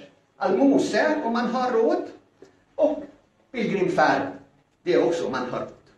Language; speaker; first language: Swedish; non-native, fluent; Arabic